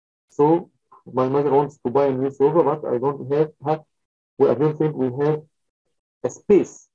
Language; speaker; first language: English; non-native, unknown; Arabic